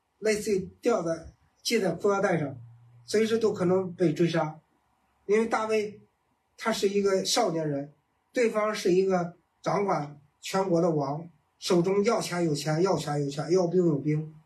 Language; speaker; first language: Chinese; native; Chinese